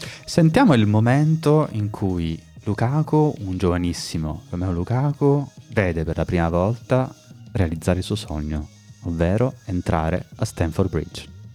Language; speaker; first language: Italian; native; Italian